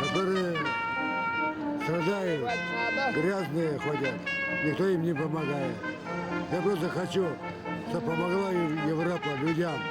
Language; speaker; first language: Russian; non-native, local second language; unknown